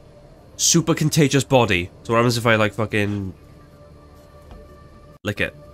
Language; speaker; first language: English; native; English